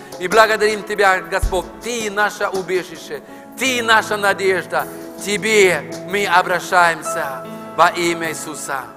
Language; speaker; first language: Russian; non-native, fluent; Norwegian